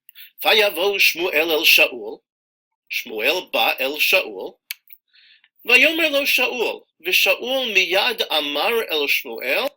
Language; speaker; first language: Hebrew; non-native, fluent; English